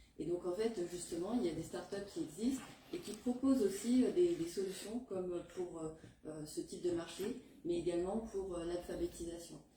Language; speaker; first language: French; native; French